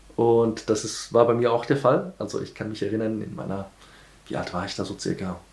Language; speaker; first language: German; early bilingual, heritage; German